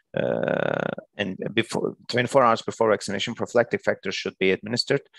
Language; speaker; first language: English; non-native, fluent; Turkish